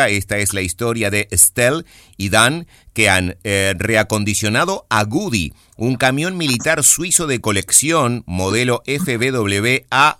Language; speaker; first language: Spanish; native; Spanish